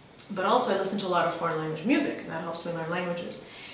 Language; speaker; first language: English; early bilingual, other home language; Russian